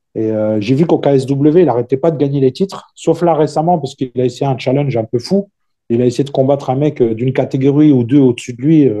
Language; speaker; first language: French; native; French